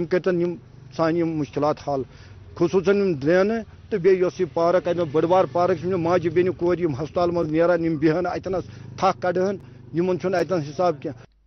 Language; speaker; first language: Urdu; non-native, local second language; Kashmiri